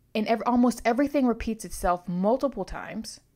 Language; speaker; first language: English; native; English